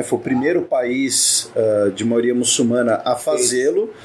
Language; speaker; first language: Portuguese; native; Portuguese